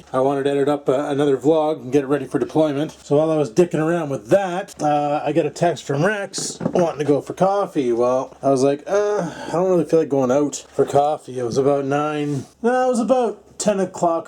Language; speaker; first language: English; native; English